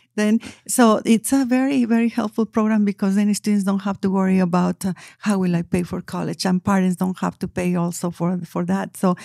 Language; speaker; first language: English; non-native, fluent; Spanish